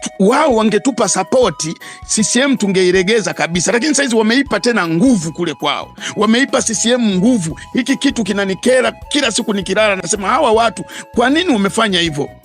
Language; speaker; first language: Swahili; native; Swahili